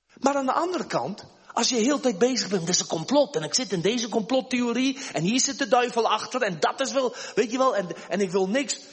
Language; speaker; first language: Dutch; early bilingual, heritage; Dutch